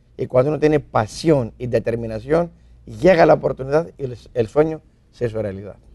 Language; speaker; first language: Spanish; non-native, fluent; Greek